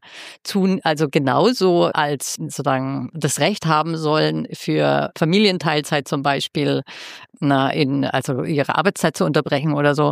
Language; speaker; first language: German; native; German